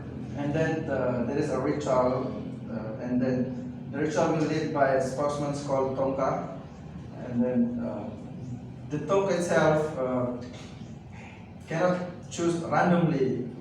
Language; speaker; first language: English; non-native, learner; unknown